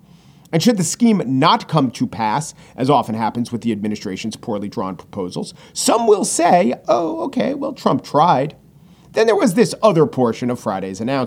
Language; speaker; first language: English; native; English